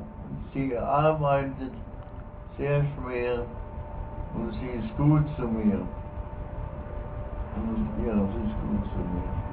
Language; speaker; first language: German; early bilingual, heritage; German